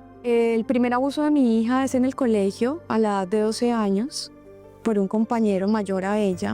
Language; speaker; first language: Spanish; native; Spanish